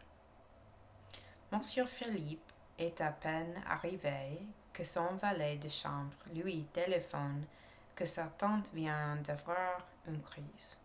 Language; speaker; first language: French; non-native, learner; English